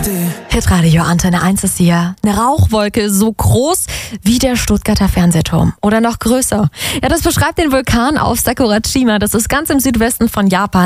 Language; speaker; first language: German; native; German